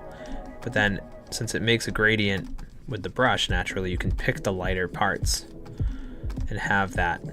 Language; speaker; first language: English; native; English